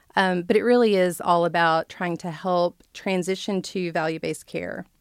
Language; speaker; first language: English; native; English